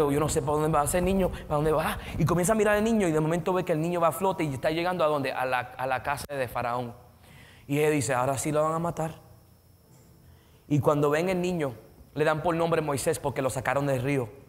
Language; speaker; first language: Spanish; early bilingual, heritage; Spanish